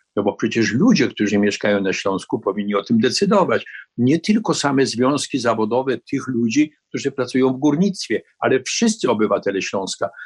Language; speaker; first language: Polish; native; Polish